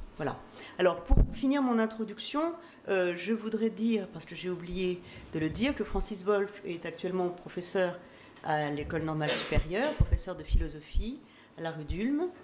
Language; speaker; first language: French; native; French